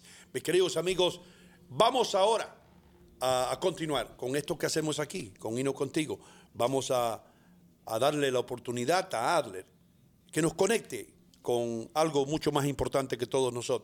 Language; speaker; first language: Spanish; native; Spanish